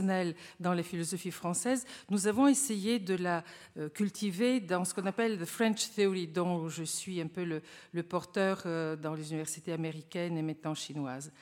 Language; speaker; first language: French; non-native, fluent; Bulgarian